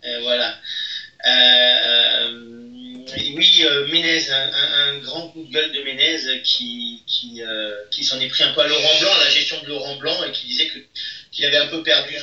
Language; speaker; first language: French; native; French